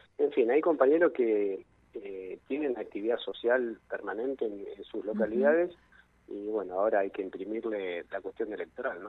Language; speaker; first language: Spanish; native; Spanish